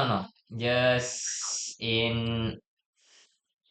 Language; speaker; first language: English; non-native, learner; Indonesian